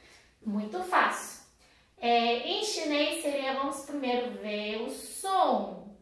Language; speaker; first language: Portuguese; non-native, fluent; Chinese